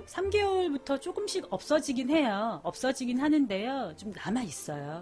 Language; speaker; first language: Korean; native; Korean